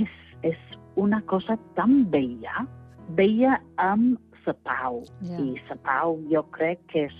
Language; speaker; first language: Catalan; non-native, fluent; English